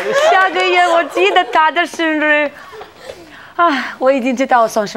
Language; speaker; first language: Chinese; non-native, learner; Russian